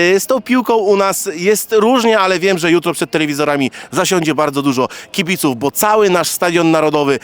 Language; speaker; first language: Polish; native; Polish